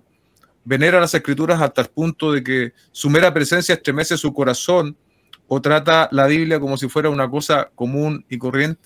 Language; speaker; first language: Spanish; native; Spanish